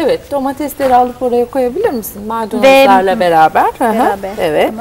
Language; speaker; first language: Turkish; native; Turkish